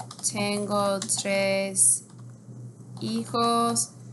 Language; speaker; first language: Spanish; non-native, fluent; English